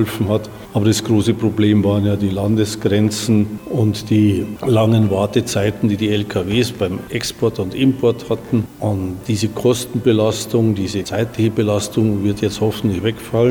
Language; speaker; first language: German; native; German